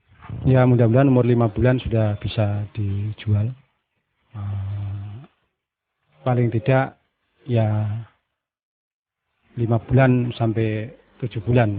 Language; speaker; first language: Indonesian; non-native, local second language; Javanese